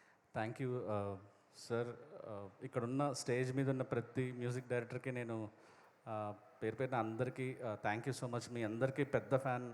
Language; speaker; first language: Telugu; native; Telugu